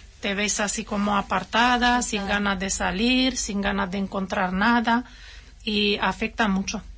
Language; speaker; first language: Spanish; non-native, fluent; Romanian